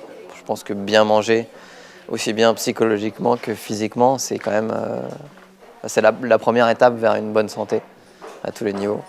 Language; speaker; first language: French; native; French